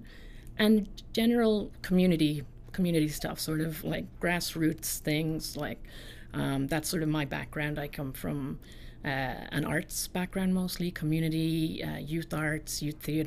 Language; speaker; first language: English; native; English